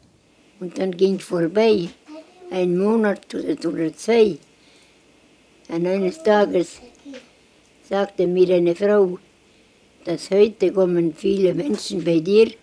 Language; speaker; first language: German; non-native, learner; Estonian